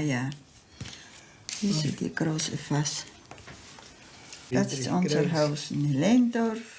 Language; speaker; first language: German; early bilingual, heritage; German